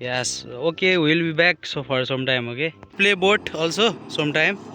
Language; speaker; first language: English; non-native, learner; Nepali